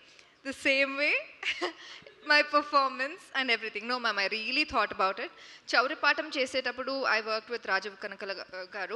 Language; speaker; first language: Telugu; non-native, fluent; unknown